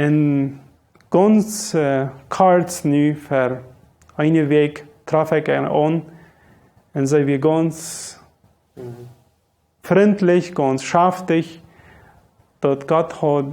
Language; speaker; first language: German; non-native, local second language; Low German